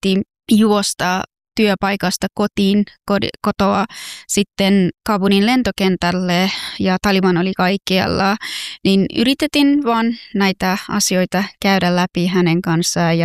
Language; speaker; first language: Finnish; non-native, fluent; Persian